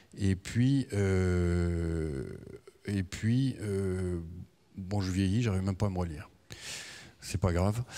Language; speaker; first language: French; native; French